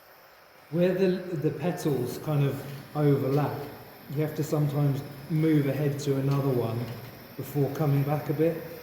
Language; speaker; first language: English; native; English